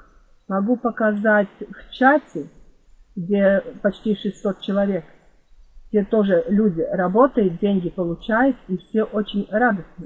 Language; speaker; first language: Russian; non-native, fluent; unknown